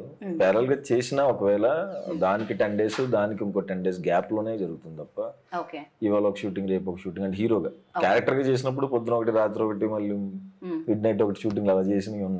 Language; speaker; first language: Telugu; native; Telugu